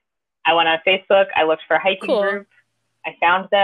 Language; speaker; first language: English; native; English